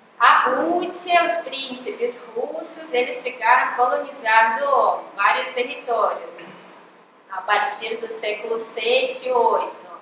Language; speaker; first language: Portuguese; non-native, fluent; Russian